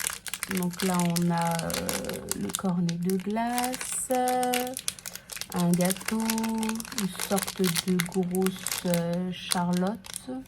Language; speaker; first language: French; native; French